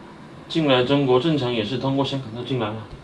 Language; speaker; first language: Chinese; native; Chinese